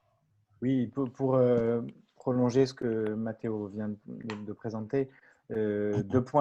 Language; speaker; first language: French; native; French